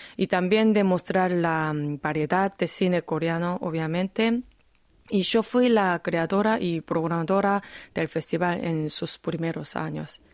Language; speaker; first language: Spanish; non-native, fluent; Korean